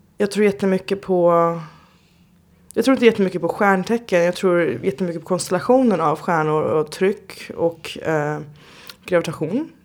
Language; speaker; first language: Swedish; early bilingual, other home language; Persian